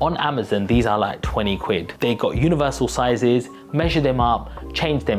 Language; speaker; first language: English; native; English